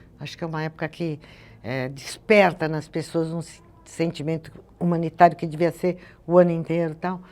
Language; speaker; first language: Portuguese; native; Portuguese